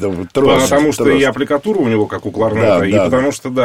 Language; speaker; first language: Russian; native; Russian